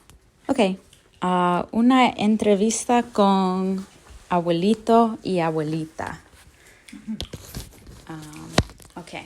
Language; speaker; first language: Spanish; early bilingual, heritage; English